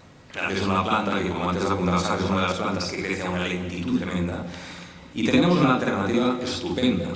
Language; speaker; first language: Spanish; native; Spanish